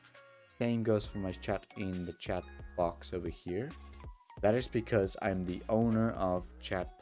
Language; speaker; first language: English; native; English